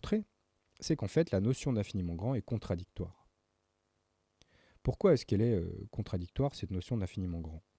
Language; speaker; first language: French; native; French